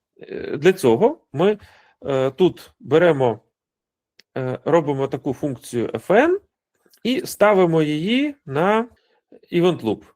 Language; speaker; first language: Ukrainian; non-native, local second language; Russian